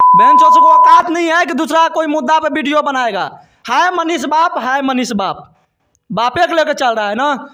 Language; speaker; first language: Hindi; native; Hindi